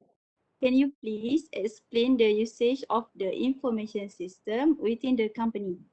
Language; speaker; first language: English; non-native, local second language; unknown